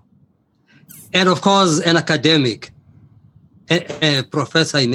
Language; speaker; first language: English; non-native, local second language; Xhosa